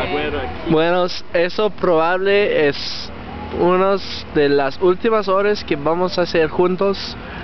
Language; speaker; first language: Spanish; non-native, learner; English